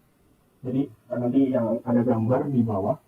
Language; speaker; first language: Indonesian; native; Indonesian